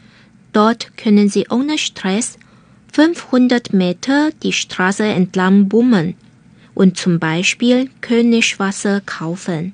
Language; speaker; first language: German; non-native, fluent; Chinese